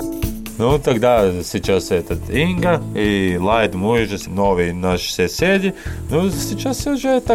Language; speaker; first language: Russian; non-native, learner; Latvian